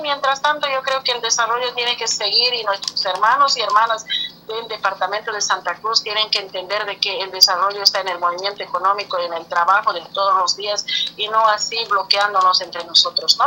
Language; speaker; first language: Spanish; native; Spanish